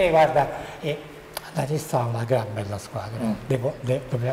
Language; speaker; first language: Italian; native; Italian